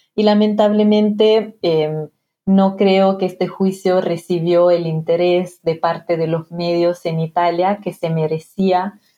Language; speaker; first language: Spanish; non-native, fluent; Italian